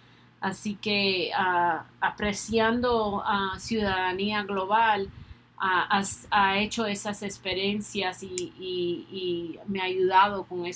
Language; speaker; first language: Spanish; early bilingual, other home language; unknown